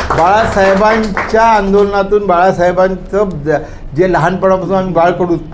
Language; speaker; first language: Marathi; native; Marathi